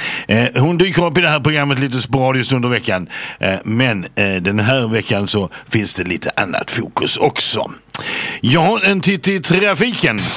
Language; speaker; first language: Swedish; native; Swedish